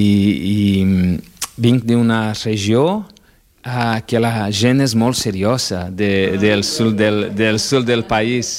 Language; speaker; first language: Catalan; non-native, fluent; Portuguese